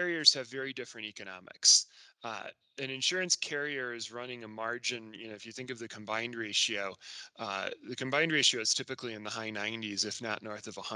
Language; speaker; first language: English; native; English